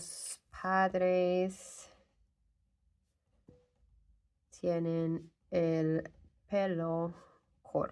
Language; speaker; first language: Spanish; non-native, fluent; English